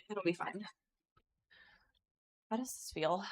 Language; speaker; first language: English; native; English